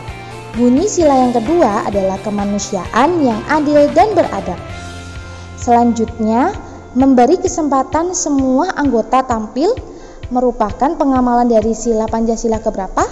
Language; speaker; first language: Indonesian; native; Indonesian